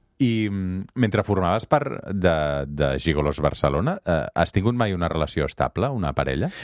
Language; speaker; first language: Catalan; native; Catalan